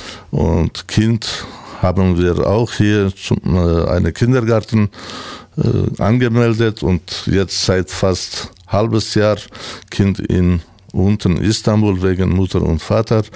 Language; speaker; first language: German; non-native, learner; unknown